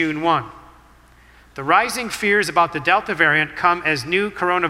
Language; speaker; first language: English; native; English